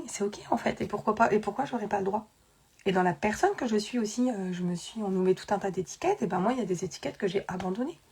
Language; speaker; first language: French; native; French